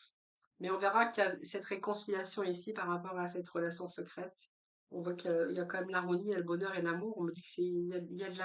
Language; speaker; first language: French; native; French